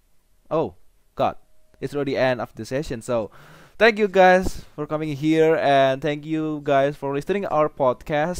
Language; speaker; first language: English; non-native, learner; Indonesian